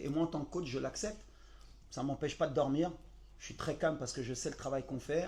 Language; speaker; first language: French; native; French